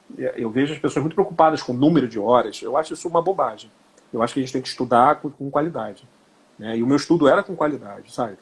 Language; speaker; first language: Portuguese; native; Portuguese